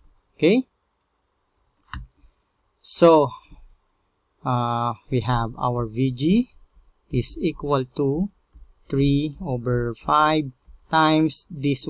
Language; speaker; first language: English; non-native, local second language; Filipino